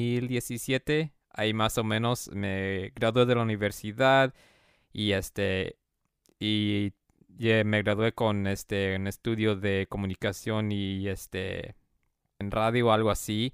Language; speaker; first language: Spanish; early bilingual, heritage; Spanish